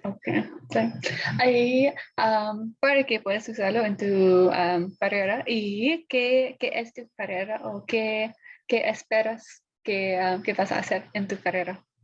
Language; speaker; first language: Spanish; non-native, fluent; English